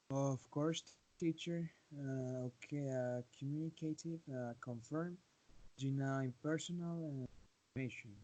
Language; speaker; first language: English; non-native, learner; Spanish